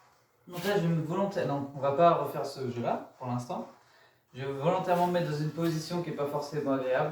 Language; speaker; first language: French; native; French